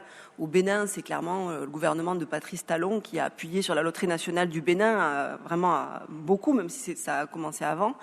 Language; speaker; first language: French; native; French